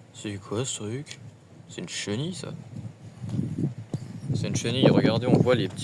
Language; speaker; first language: French; native; French